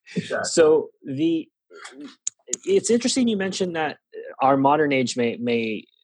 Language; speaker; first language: English; native; English